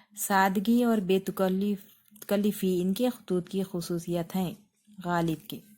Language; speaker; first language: Urdu; native; Urdu